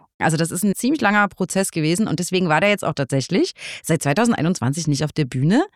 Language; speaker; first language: German; native; German